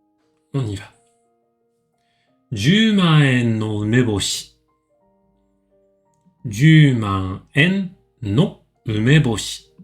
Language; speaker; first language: Japanese; non-native, fluent; French